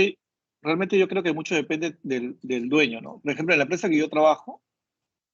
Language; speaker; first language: Spanish; native; Spanish